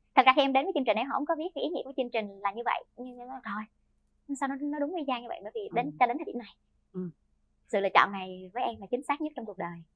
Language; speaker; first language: Vietnamese; native; Vietnamese